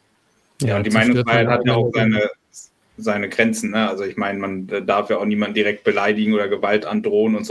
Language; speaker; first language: German; native; German